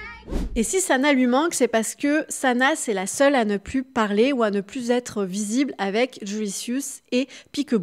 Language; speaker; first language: French; native; French